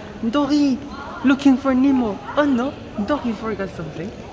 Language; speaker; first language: English; non-native, learner; Korean